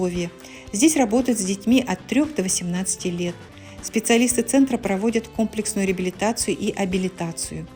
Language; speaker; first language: Russian; native; Russian